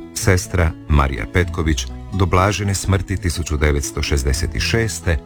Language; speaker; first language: Croatian; native; Croatian